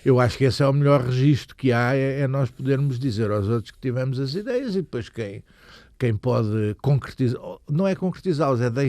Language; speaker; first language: Portuguese; native; Portuguese